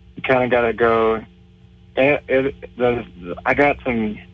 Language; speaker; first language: English; native; English